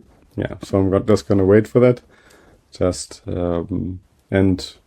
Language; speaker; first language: English; non-native, fluent; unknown